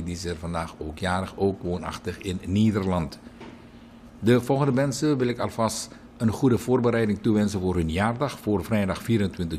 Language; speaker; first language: Dutch; native; Dutch